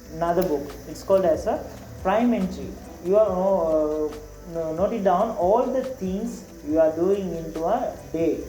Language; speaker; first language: English; non-native, local second language; Tamil